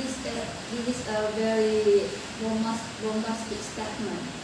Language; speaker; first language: English; non-native, learner; Indonesian